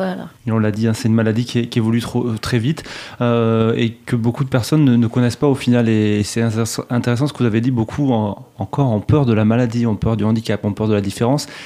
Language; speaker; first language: French; native; French